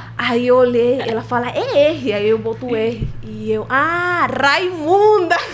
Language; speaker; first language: Portuguese; non-native, fluent; Spanish